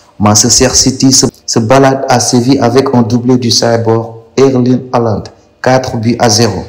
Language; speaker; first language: French; non-native, local second language; Wolof